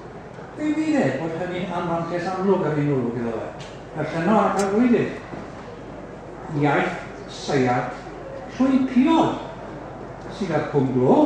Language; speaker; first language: Welsh; native; Welsh